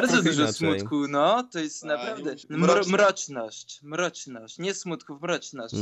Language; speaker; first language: Polish; early bilingual, heritage; Polish